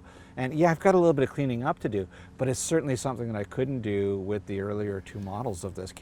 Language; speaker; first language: English; native; English